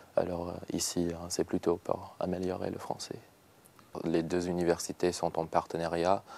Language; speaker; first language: French; non-native, learner; English